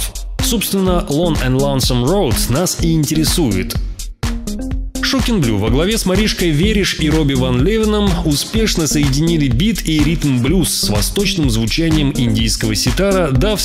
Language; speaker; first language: Russian; native; Russian